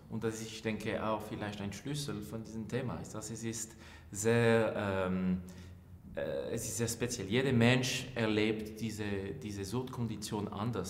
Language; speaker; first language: German; non-native, local second language; French